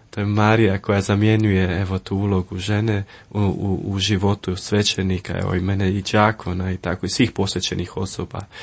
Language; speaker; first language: Croatian; early bilingual, heritage; Croatian